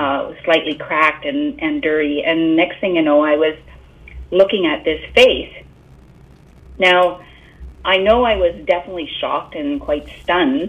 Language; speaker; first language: English; native; English